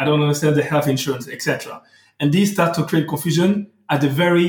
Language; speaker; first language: English; non-native, fluent; French